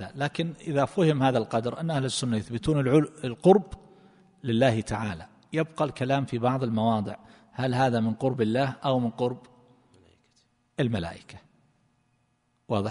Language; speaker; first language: Arabic; native; Arabic